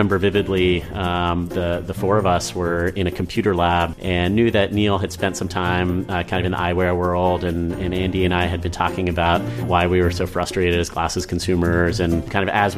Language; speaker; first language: English; native; English